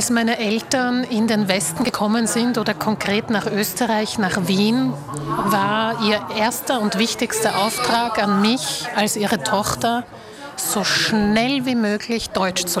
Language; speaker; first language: German; early bilingual, other home language; Slovak